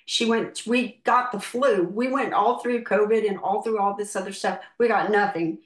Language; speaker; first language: English; native; English